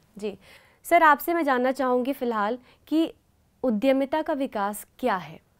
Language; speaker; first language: Hindi; native; Hindi